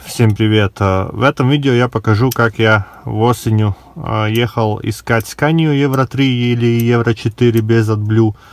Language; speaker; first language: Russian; non-native, local second language; Latvian